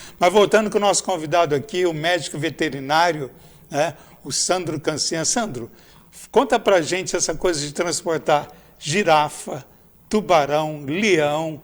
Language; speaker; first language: Portuguese; native; Portuguese